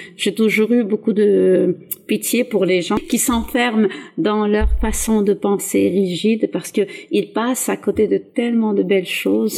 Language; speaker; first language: French; early bilingual, other home language; Arabic